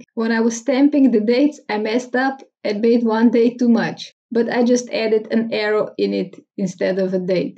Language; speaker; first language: English; non-native, fluent; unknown